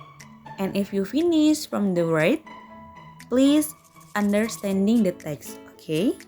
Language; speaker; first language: English; non-native, learner; Indonesian